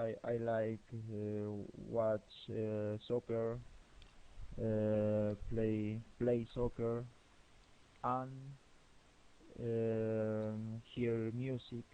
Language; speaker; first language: English; non-native, learner; Spanish